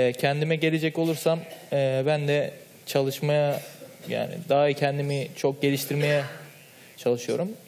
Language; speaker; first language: Turkish; native; Turkish